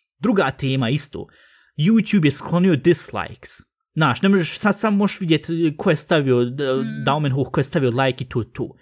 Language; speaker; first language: Bosnian; early bilingual, heritage; Bosnian